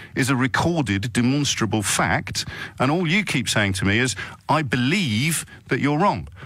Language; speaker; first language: English; native; English